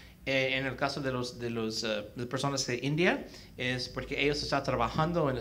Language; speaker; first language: Spanish; early bilingual, heritage; Spanish